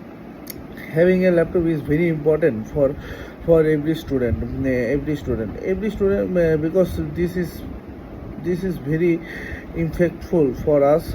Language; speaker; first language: English; non-native, learner; Bangla